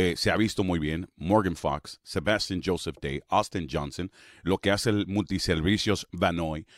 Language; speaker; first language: Spanish; early bilingual, heritage; Spanish